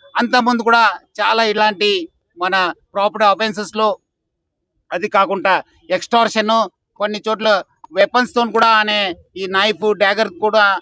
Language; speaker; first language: Telugu; non-native, fluent; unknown